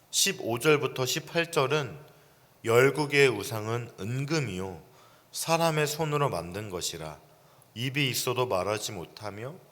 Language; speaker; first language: Korean; native; Korean